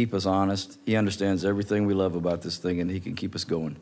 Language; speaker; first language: English; native; English